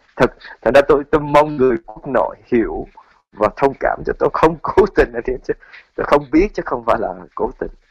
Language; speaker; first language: Vietnamese; early bilingual, heritage; Vietnamese